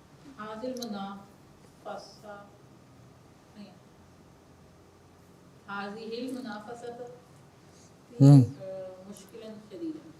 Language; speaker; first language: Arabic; non-native, learner; Urdu